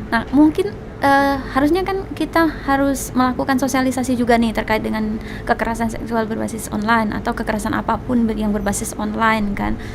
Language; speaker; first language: Indonesian; native; Indonesian